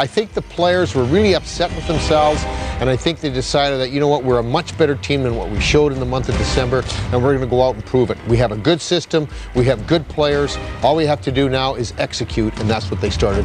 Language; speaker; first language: English; native; English